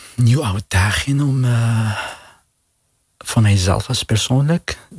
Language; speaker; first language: Dutch; non-native, learner; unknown